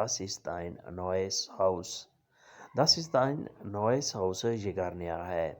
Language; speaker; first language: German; non-native, learner; Urdu